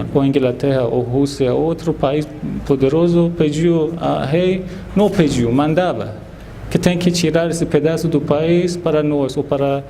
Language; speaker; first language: Portuguese; non-native, fluent; Persian